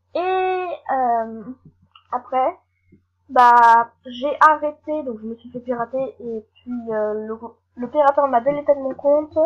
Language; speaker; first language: French; native; French